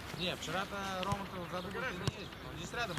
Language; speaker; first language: Russian; native; Russian